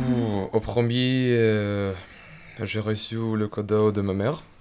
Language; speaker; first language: French; non-native, fluent; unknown